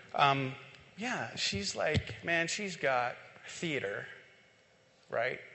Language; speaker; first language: English; non-native, local second language; Filipino